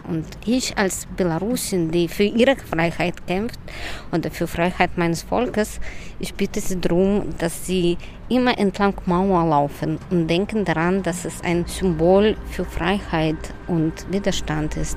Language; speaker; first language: German; non-native, fluent; Russian